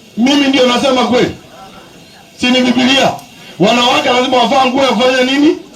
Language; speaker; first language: Swahili; non-native, local second language; Kalenjin